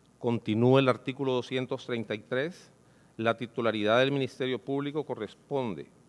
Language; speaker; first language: Spanish; native; Spanish